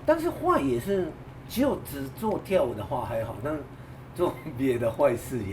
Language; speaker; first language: Chinese; non-native, fluent; Japanese